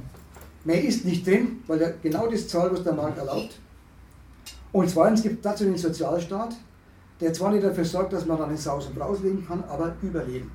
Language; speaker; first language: German; native; German